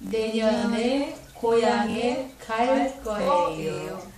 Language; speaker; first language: Korean; non-native, learner; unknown